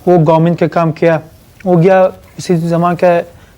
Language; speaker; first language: Hindi; non-native, learner; Persian